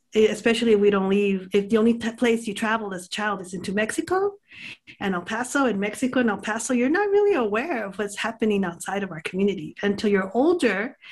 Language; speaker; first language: English; native; English